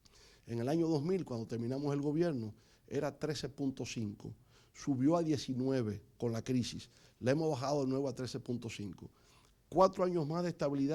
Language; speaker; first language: Spanish; native; Spanish